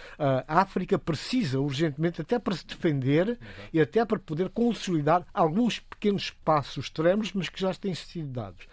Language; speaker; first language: Portuguese; non-native, local second language; Upper Guinea Crioulo